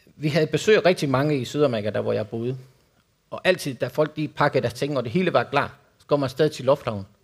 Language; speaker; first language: Danish; non-native, fluent; Spanish